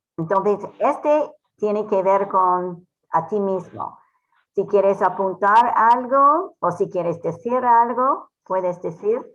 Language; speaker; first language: Spanish; non-native, fluent; English